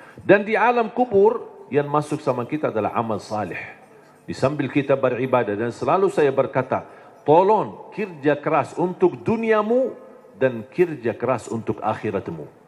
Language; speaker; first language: Indonesian; non-native, fluent; Arabic